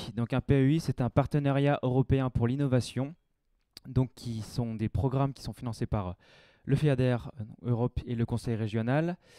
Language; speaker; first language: French; native; French